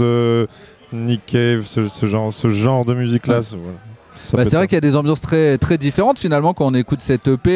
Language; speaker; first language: French; native; French